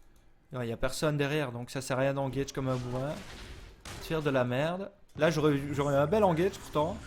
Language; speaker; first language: French; native; French